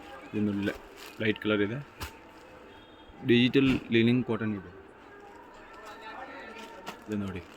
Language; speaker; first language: Kannada; non-native, local second language; Hindi